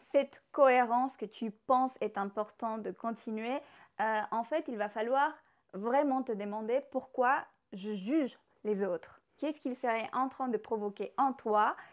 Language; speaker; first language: French; non-native, fluent; Spanish